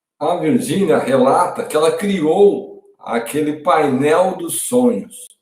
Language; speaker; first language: Portuguese; native; Portuguese